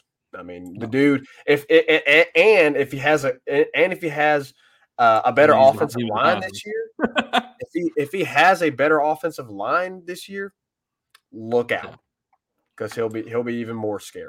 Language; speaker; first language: English; native; English